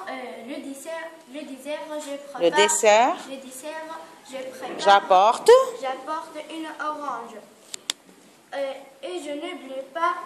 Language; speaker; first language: French; non-native, learner; Arabic